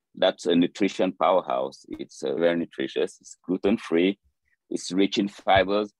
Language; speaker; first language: English; non-native, fluent; French